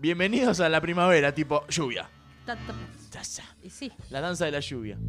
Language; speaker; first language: Spanish; native; Spanish